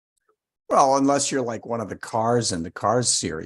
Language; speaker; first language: English; native; English